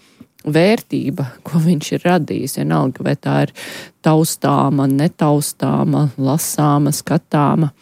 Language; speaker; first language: Latvian; native; Latvian